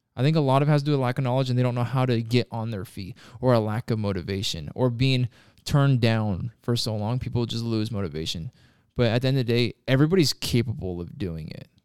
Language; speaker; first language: English; native; English